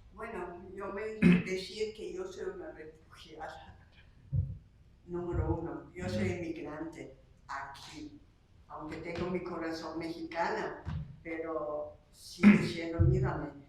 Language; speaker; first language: Spanish; non-native, fluent; Slovak